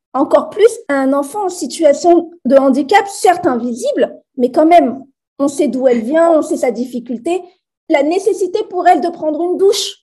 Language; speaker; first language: French; native; French